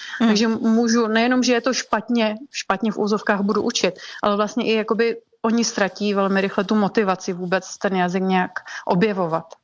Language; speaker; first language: Czech; native; Czech